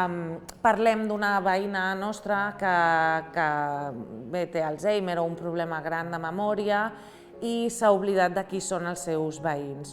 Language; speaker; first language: Catalan; native; Catalan